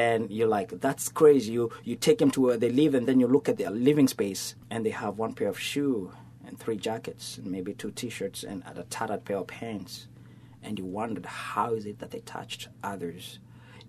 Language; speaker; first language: English; non-native, local second language; Kikuyu